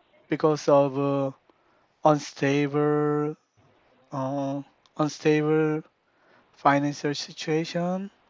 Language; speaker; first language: English; non-native, learner; Korean